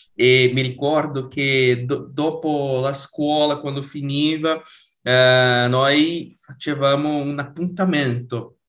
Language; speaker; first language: Italian; non-native, fluent; Portuguese